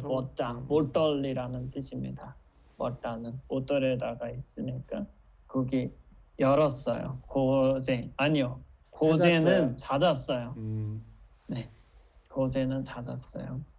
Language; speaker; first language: Korean; non-native, fluent; Nepali